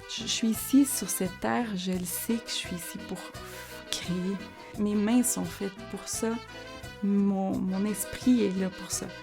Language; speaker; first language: French; early bilingual, other home language; Spanish